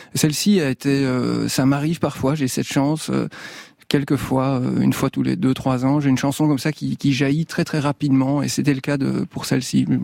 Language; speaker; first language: French; native; French